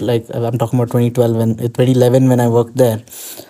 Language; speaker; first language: English; non-native, local second language; Kannada